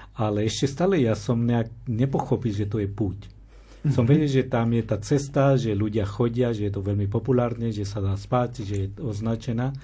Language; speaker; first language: Slovak; non-native, fluent; Spanish